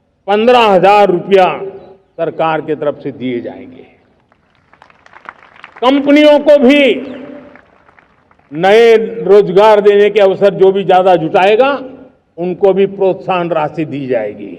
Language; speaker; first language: Hindi; non-native, local second language; Gujarati